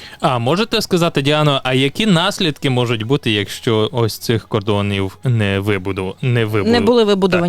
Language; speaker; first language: Ukrainian; native; Ukrainian